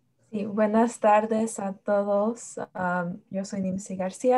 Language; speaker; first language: Spanish; early bilingual, heritage; Spanish